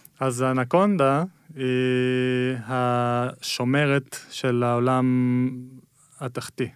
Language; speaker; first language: Hebrew; early bilingual, other home language; Spanish